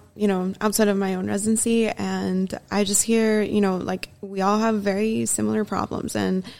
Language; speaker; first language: English; early bilingual, other home language; Persian